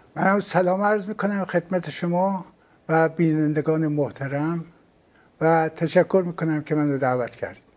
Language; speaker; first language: Persian; non-native, local second language; Azerbaijani